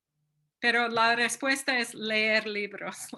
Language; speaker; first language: Spanish; non-native, fluent; English